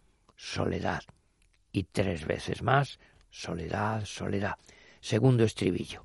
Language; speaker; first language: Spanish; native; Spanish